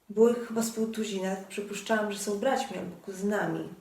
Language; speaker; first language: Polish; native; Polish